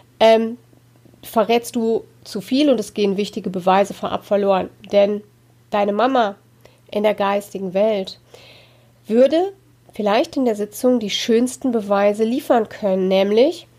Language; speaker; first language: German; native; German